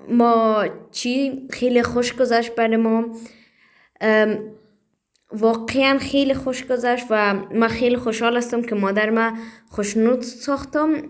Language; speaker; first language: Persian; early bilingual, heritage; Persian